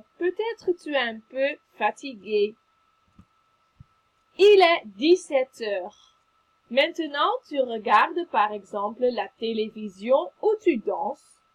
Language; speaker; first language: French; non-native, fluent; Dutch